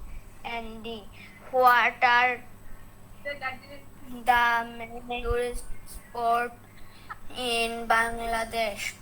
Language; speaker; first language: English; non-native, learner; Bangla